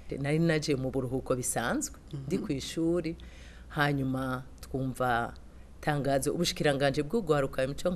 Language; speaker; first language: Rundi; non-native, local second language; Swahili